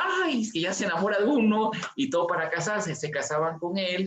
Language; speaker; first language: Spanish; native; Spanish